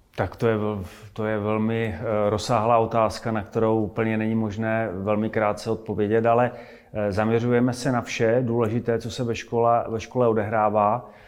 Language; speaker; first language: Czech; native; Czech